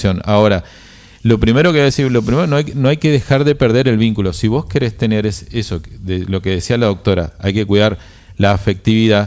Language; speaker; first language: Spanish; native; Spanish